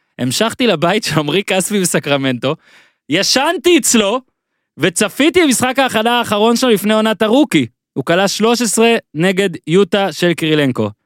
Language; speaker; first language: Hebrew; native; Hebrew